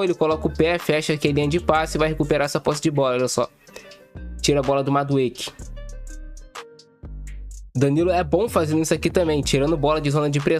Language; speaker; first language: Portuguese; native; Portuguese